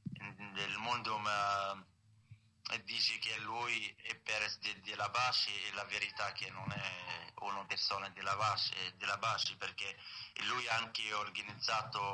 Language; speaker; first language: Italian; non-native, learner; Arabic